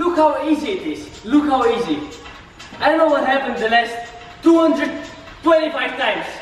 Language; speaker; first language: English; non-native, fluent; Bulgarian